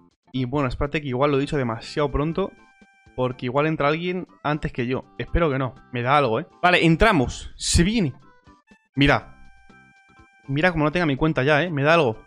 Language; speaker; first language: Spanish; native; Spanish